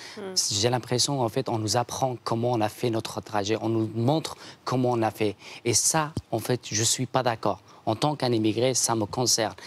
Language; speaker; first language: French; non-native, fluent; Persian